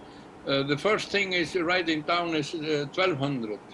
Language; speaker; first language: English; non-native, learner; Icelandic